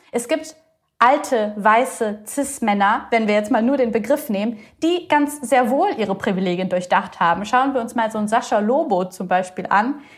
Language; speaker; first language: German; early bilingual, other home language; Bulgarian